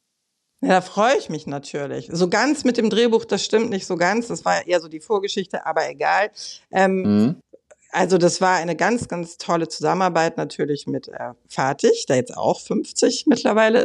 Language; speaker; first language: German; native; German